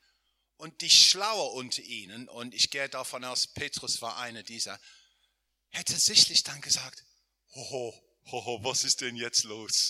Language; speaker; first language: German; non-native, fluent; English